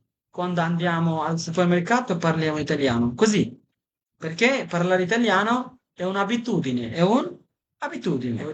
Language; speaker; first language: Italian; non-native, fluent; Bangla